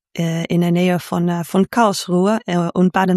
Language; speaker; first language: German; non-native, fluent; Dutch